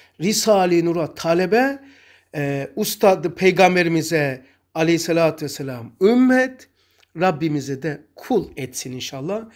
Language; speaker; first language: Turkish; native; Turkish